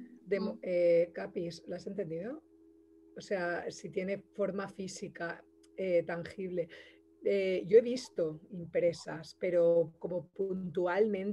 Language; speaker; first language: Spanish; non-native, learner; Portuguese